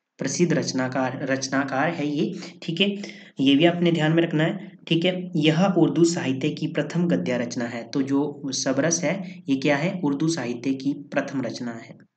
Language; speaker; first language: Hindi; native; Hindi